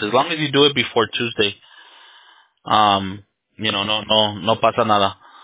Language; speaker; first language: English; early bilingual, other home language; Spanish